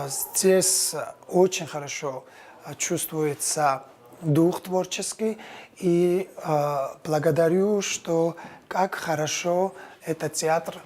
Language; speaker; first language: Russian; non-native, fluent; Georgian